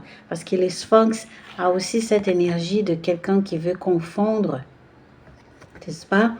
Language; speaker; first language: French; non-native, fluent; Portuguese